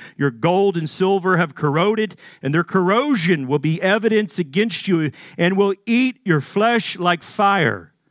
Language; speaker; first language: English; native; English